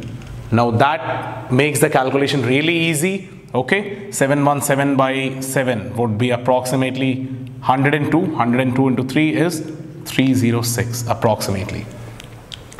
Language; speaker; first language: English; non-native, local second language; Hindi